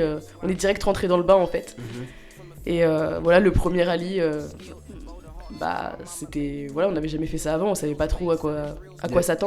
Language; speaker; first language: French; native; French